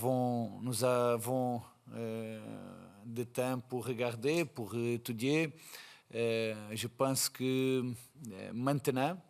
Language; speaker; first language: French; non-native, fluent; Portuguese